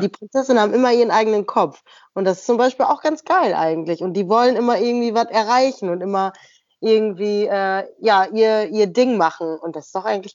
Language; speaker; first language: German; native; German